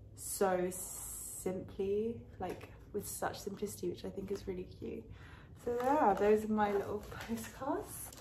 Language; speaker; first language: English; early bilingual, other home language; French